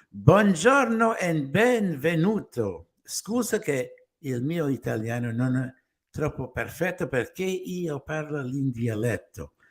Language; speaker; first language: Italian; early bilingual, heritage; Italian